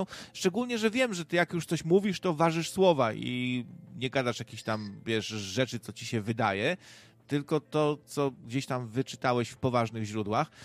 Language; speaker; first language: Polish; native; Polish